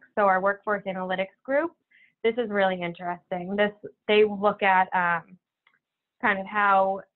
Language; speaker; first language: English; native; English